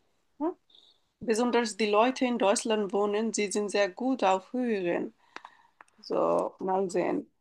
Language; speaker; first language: German; non-native, fluent; Bangla